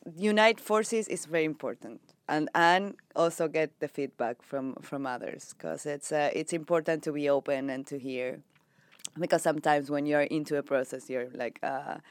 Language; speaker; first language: English; non-native, fluent; Spanish